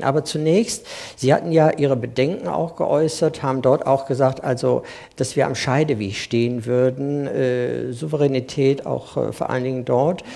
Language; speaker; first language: German; native; German